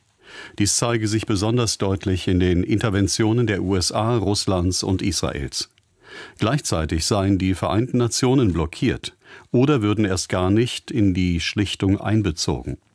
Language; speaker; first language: German; native; German